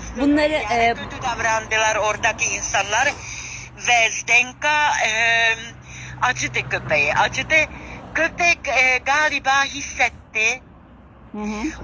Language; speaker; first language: Turkish; non-native, learner; Czech